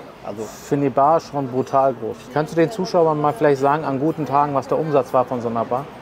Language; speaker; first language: German; native; German